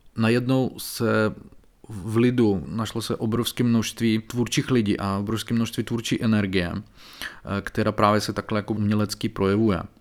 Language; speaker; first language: Czech; non-native, fluent; Belarusian